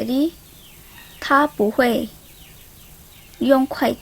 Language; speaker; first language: Chinese; non-native, learner; Indonesian